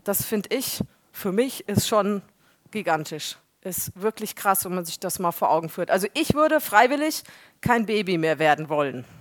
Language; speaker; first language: German; native; German